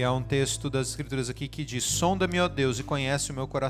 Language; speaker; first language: Portuguese; native; Portuguese